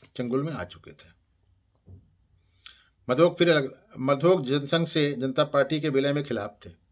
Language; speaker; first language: Hindi; native; Hindi